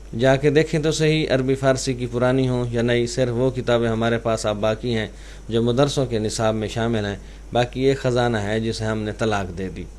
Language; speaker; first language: Urdu; non-native, local second language; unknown